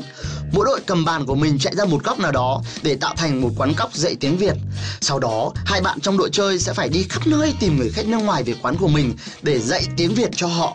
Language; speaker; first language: Vietnamese; native; Vietnamese